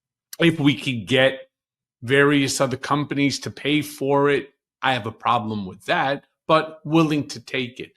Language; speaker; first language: English; native; English